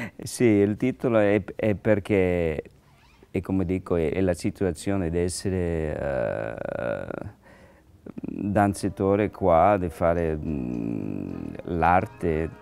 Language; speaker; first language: Italian; non-native, learner; English